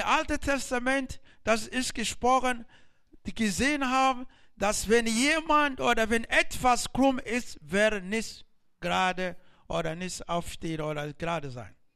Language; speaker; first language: German; non-native, learner; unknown